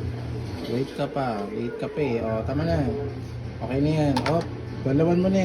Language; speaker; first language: Filipino; native; Filipino